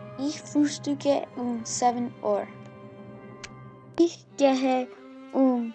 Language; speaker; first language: German; non-native, learner; English